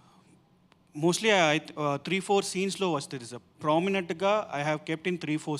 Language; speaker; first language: Telugu; non-native, learner; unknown